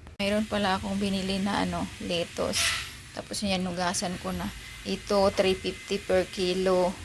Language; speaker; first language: Filipino; non-native, local second language; Aklanon